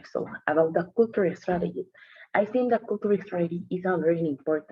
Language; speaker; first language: English; non-native, learner; Spanish